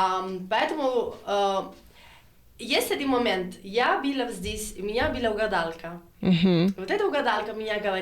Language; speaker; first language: Russian; non-native, learner; Italian